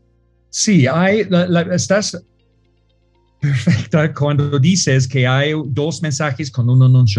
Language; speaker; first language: Spanish; non-native, fluent; English